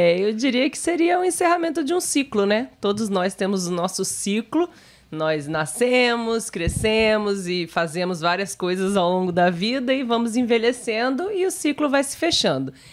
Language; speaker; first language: Portuguese; native; Portuguese